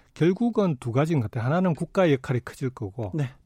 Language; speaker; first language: Korean; native; Korean